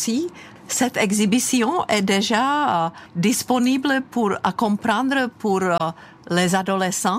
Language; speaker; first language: French; non-native, fluent; Czech